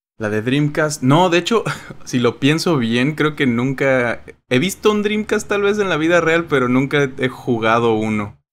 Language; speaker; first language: Spanish; native; Spanish